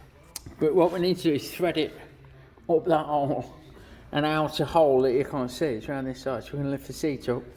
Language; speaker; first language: English; native; English